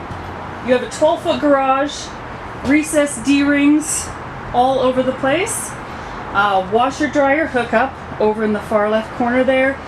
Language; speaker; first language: English; native; English